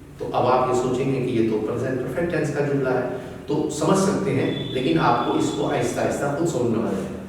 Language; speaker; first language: Hindi; native; Hindi